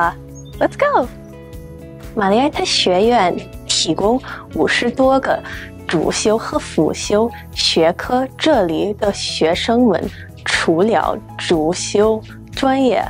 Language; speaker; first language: Chinese; non-native, fluent; English